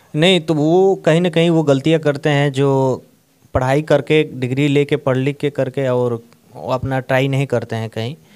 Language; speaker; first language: Hindi; native; Hindi